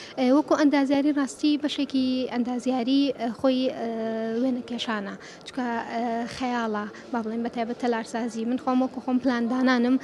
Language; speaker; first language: Central Kurdish; native; Central Kurdish